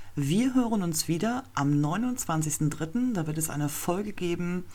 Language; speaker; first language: German; native; German